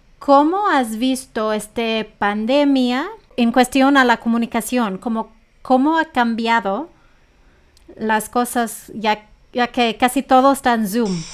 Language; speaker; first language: Spanish; early bilingual, heritage; Spanish